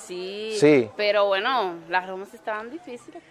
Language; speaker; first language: Spanish; native; Spanish